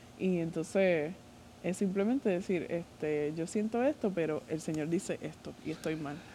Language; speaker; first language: Spanish; native; Spanish